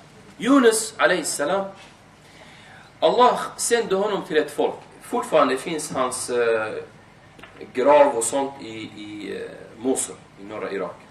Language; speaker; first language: Swedish; non-native, fluent; Arabic